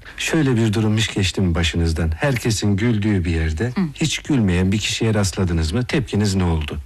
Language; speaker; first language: Turkish; native; Turkish